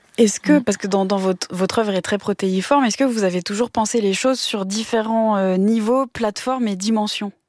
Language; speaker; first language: French; native; French